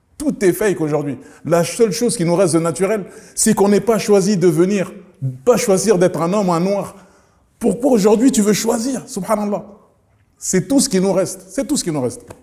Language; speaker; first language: French; early bilingual, other home language; Lingala